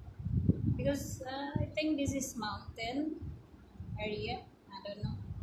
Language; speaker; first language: English; non-native, learner; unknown